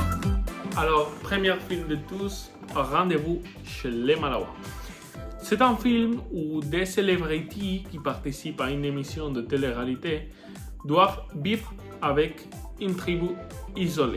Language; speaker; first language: French; non-native, learner; Spanish